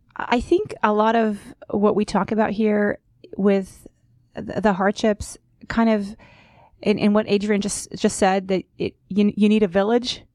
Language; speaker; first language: English; non-native, fluent; Hebrew